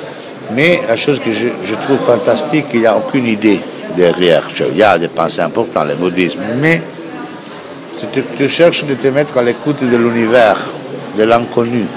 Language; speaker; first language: French; non-native, fluent; Italian